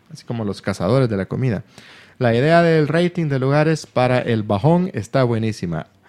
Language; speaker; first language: Spanish; native; Spanish